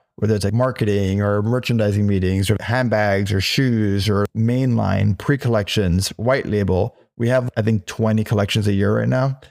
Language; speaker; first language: English; native; English